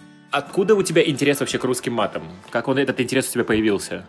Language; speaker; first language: Russian; native; Russian